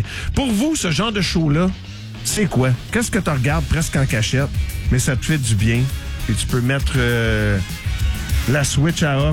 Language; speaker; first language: French; native; French